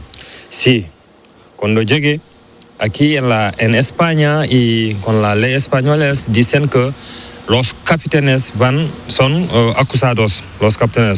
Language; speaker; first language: Spanish; non-native, learner; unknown